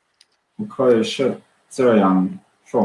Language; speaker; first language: Chinese; non-native, learner; English